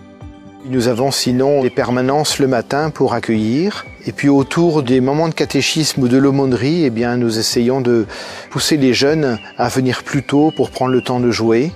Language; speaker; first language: French; native; French